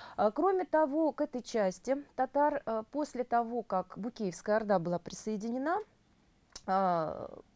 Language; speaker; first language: Russian; native; Russian